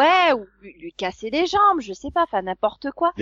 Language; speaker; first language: French; native; French